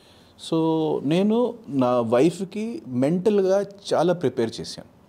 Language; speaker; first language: Telugu; non-native, fluent; Hindi